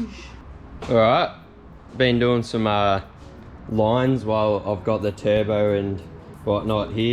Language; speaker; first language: English; native; English